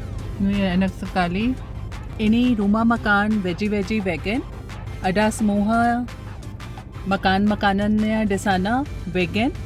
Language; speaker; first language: Indonesian; non-native, learner; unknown